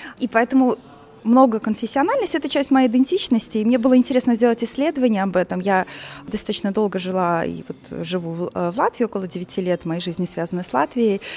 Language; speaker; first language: Russian; native; Russian